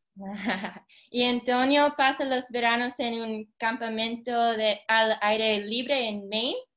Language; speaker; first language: Spanish; early bilingual, heritage; Spanish